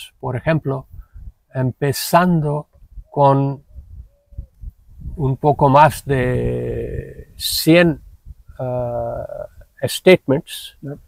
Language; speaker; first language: Spanish; non-native, fluent; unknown